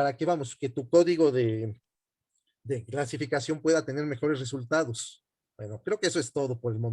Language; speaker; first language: Spanish; native; Spanish